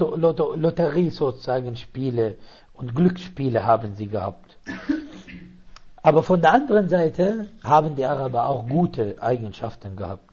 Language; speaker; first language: German; non-native, fluent; Arabic